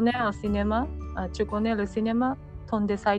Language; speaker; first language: Japanese; native; Japanese